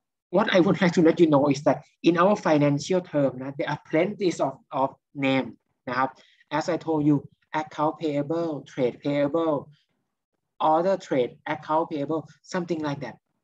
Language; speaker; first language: English; non-native, fluent; Thai